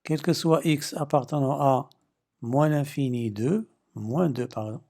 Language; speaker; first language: French; non-native, local second language; Arabic